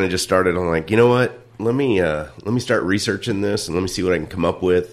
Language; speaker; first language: English; native; English